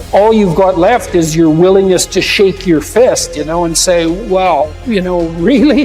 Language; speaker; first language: English; native; English